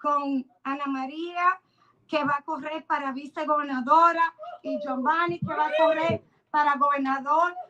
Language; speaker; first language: Spanish; early bilingual, other home language; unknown